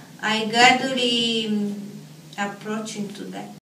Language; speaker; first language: English; non-native, fluent; Italian